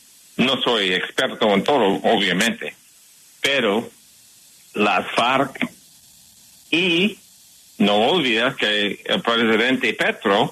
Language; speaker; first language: Spanish; non-native, fluent; English